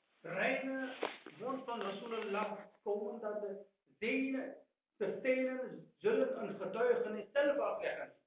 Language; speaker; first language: Dutch; non-native, fluent; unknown